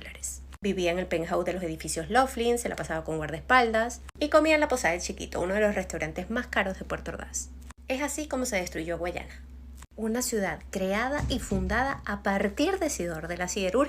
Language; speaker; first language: Spanish; native; Spanish